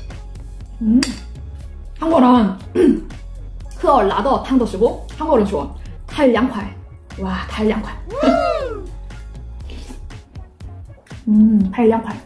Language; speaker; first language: Chinese; non-native, learner; Korean